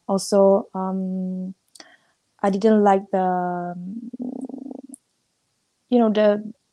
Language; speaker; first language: English; non-native, fluent; Italian